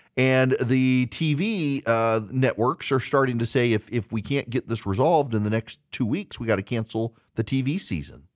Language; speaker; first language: English; native; English